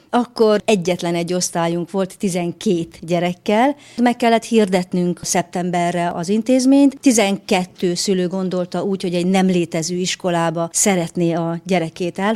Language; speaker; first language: Hungarian; native; Hungarian